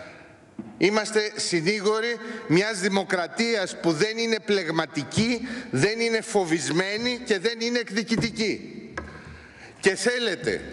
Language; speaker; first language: Greek; native; Greek